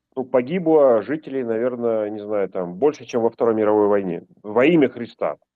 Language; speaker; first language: Russian; native; Russian